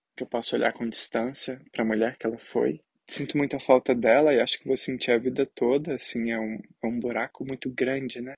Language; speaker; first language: Portuguese; native; Portuguese